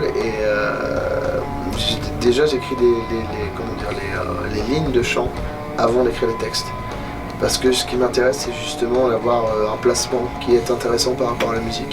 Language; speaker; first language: French; native; French